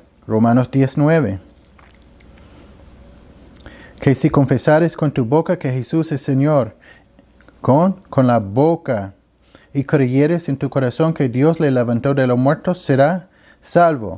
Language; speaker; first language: Spanish; non-native, learner; English